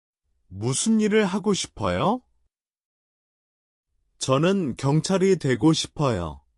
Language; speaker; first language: Korean; non-native, learner; Chinese